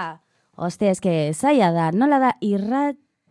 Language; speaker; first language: Basque; non-native, learner; Spanish